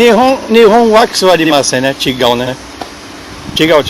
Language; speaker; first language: Japanese; non-native, learner; Portuguese